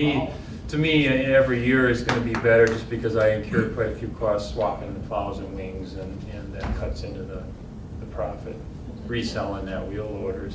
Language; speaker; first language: English; native; English